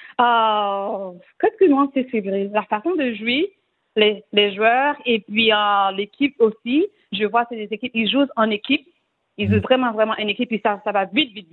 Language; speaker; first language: French; non-native, local second language; Haitian Creole